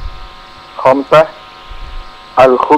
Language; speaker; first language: Arabic; non-native, learner; Indonesian